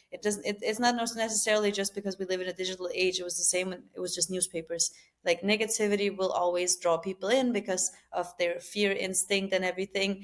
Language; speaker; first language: English; non-native, fluent; Albanian